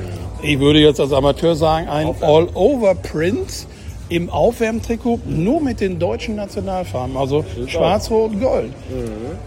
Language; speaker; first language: German; native; German